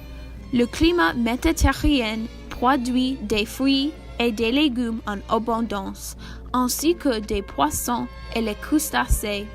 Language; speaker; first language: French; non-native, learner; English